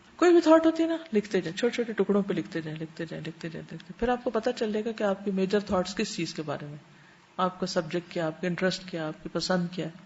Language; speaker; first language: Urdu; native; Urdu